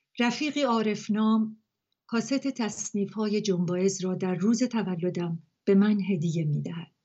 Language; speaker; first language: Persian; native; Persian